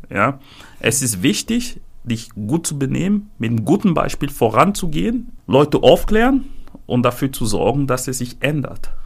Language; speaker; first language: German; non-native, fluent; French